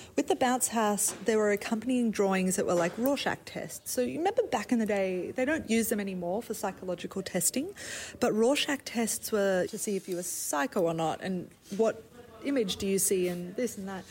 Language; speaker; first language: English; native; English